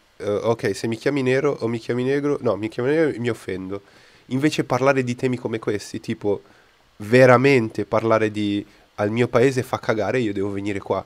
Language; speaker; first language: Italian; non-native, fluent; Portuguese